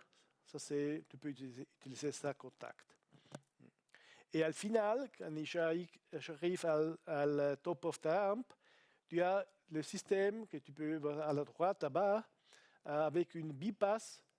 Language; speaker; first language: French; non-native, learner; Italian